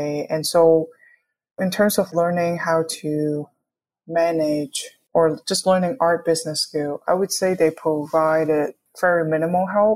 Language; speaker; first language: English; non-native, local second language; Cantonese